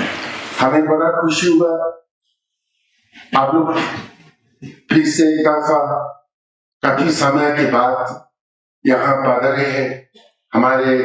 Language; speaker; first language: Hindi; non-native, local second language; Ladakhi